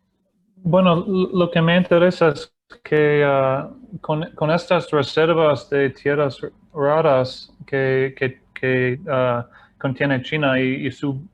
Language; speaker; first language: Spanish; non-native, fluent; English